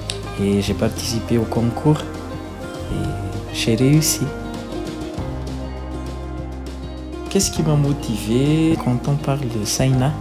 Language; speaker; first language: French; non-native, local second language; Malagasy